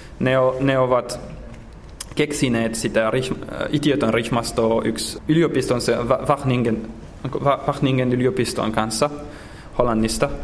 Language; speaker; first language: Finnish; non-native, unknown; French